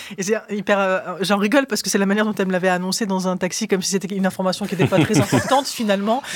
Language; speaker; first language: French; early bilingual, other home language; Arabic